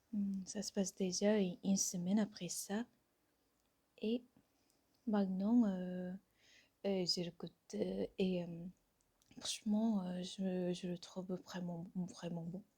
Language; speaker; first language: French; non-native, fluent; Korean